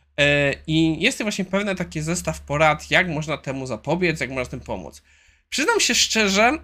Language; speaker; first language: Polish; native; Polish